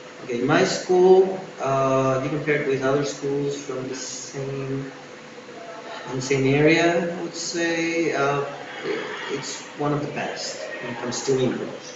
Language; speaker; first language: English; non-native, fluent; Spanish